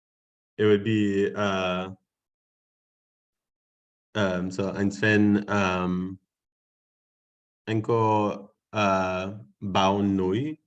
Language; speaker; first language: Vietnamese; non-native, learner; English